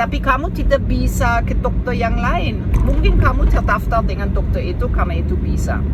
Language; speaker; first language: Indonesian; non-native, fluent; German